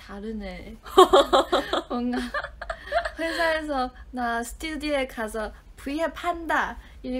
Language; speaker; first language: Korean; non-native, fluent; Chinese